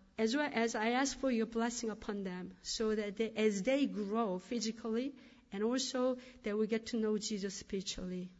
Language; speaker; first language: English; non-native, fluent; Korean